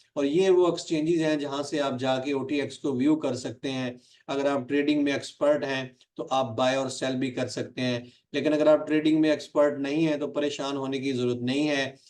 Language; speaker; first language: Urdu; non-native, local second language; Punjabi